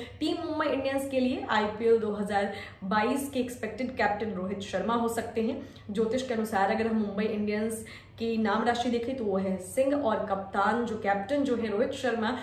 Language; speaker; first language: Hindi; native; Hindi